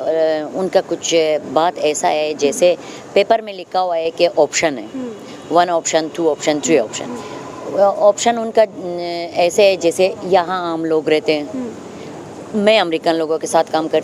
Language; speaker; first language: Hindi; non-native, fluent; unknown